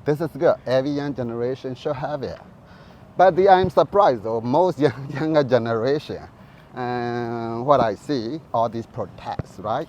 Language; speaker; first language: English; non-native, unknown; Burmese